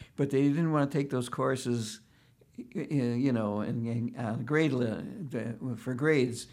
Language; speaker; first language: English; early bilingual, other home language; Yiddish